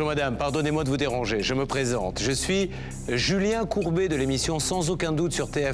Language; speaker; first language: French; native; French